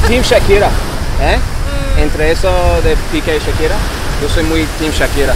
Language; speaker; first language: Spanish; non-native, fluent; English